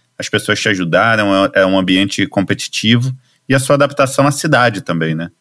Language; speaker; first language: Portuguese; native; Portuguese